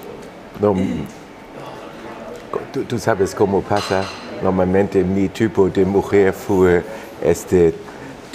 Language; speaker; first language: Spanish; non-native, fluent; German